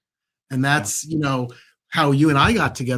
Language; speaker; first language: English; native; English